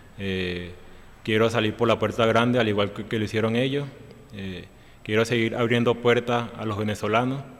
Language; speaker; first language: Spanish; native; Spanish